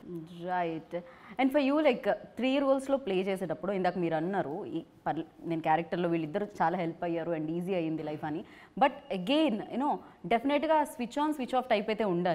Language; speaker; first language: Telugu; native; Telugu